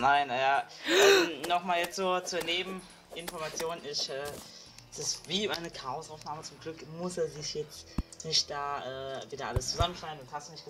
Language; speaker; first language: German; native; German